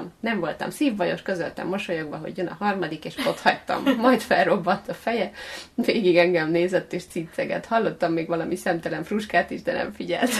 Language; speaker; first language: Hungarian; native; Hungarian